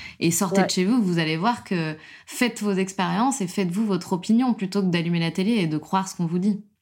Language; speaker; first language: French; native; French